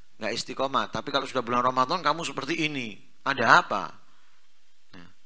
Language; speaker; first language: Indonesian; non-native, local second language; Javanese